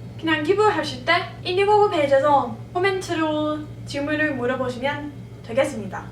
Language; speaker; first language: Korean; non-native, fluent; English